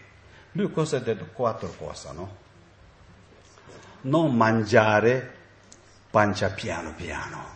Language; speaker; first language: Italian; non-native, learner; Tibetan